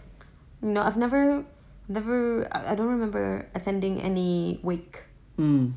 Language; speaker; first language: English; non-native, local second language; Cebuano